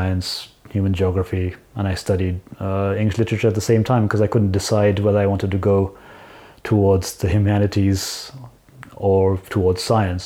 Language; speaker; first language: English; non-native, local second language; Nepali